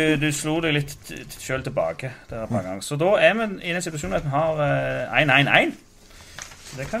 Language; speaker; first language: Norwegian; native; Norwegian